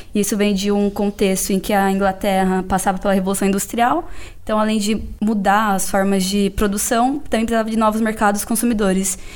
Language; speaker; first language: Portuguese; native; Portuguese